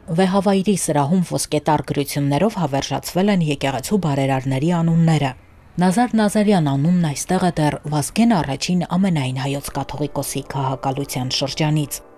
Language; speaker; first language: Armenian; native; Armenian